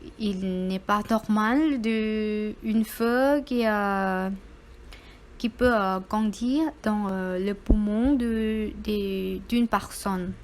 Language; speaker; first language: French; non-native, learner; Thai